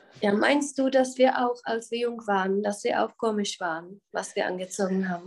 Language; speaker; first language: German; non-native, fluent; Czech